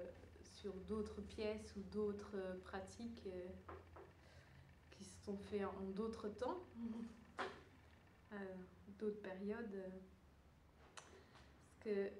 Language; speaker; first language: French; early bilingual, other home language; Dutch